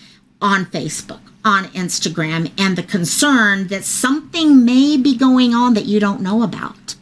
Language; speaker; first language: English; native; English